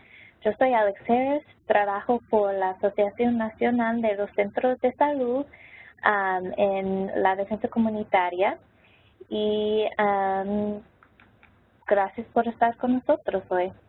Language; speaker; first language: Spanish; non-native, local second language; English